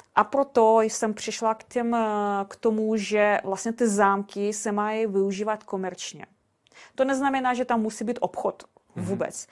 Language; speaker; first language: Czech; non-native, fluent; Russian